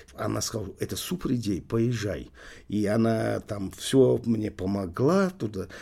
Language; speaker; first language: Russian; non-native, fluent; English